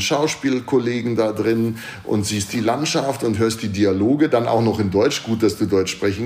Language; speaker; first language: German; native; German